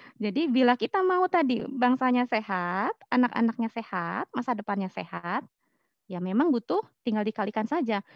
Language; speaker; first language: Indonesian; native; Indonesian